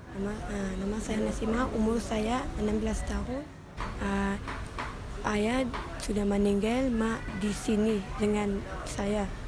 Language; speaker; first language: Malay; early bilingual, other home language; Rohingya